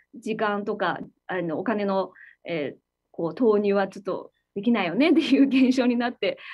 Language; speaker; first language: Japanese; non-native, fluent; Chinese